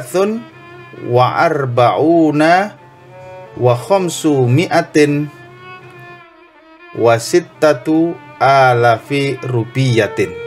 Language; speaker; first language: Arabic; non-native, fluent; Indonesian